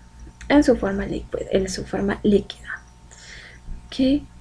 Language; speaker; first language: Spanish; native; Spanish